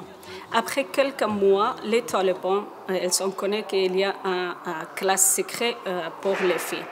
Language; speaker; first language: French; non-native, learner; Persian